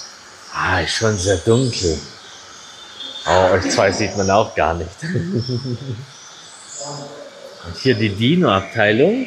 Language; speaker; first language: German; native; German